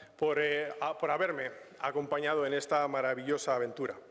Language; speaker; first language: Spanish; native; Spanish